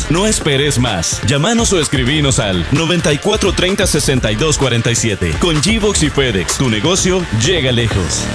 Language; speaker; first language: Spanish; native; Spanish